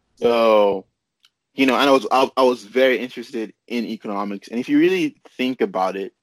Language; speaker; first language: English; non-native, local second language; Yoruba